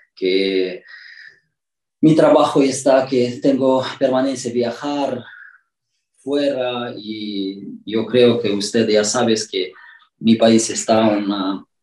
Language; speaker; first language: Spanish; non-native, fluent; Romanian